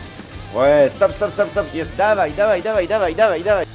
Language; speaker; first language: Polish; non-native, learner; French